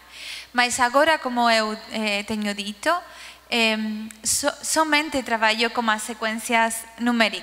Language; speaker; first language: Portuguese; non-native, learner; Spanish